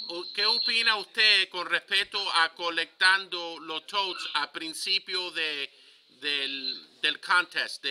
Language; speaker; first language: Spanish; early bilingual, heritage; Spanish